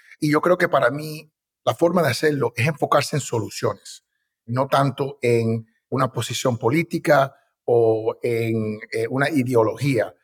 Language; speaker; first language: Spanish; early bilingual, heritage; Spanish